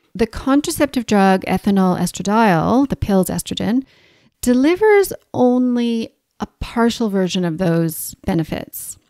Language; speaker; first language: English; native; English